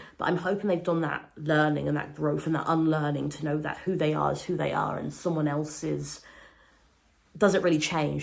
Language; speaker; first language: English; native; English